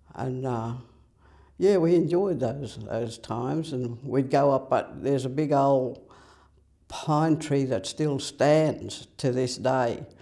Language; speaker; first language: English; native; English